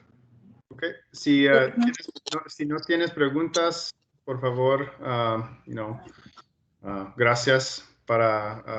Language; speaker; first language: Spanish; early bilingual, heritage; Spanish